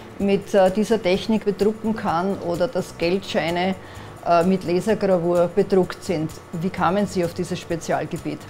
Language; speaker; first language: German; native; German